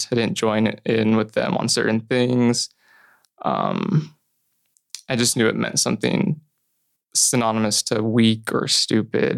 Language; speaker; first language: English; native; English